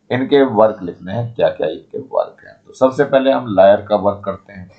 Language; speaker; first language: Hindi; native; Hindi